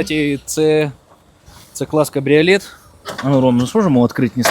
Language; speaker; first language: Russian; native; Russian